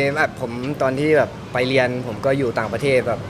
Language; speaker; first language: Thai; non-native, fluent; Italian